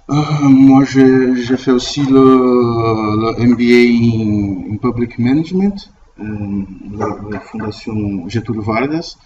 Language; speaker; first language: French; non-native, learner; Portuguese